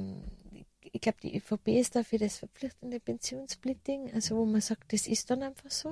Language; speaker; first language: German; native; German